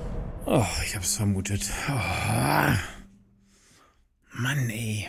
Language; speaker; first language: German; native; German